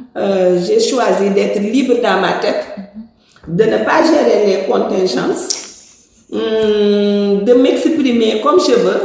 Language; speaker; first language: French; non-native, local second language; Wolof